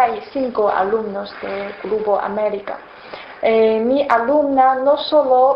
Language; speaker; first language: Spanish; non-native, learner; Chinese